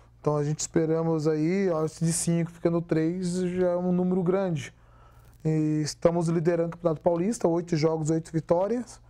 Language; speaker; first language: Portuguese; native; Portuguese